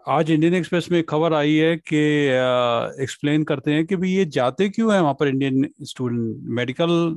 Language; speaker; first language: Hindi; non-native, local second language; Punjabi